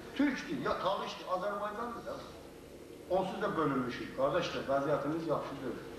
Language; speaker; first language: Azerbaijani; non-native, local second language; Talysh